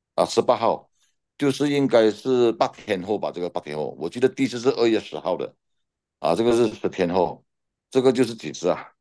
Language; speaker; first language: Chinese; native; Chinese